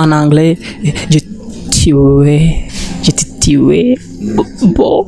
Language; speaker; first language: French; non-native, learner; Rundi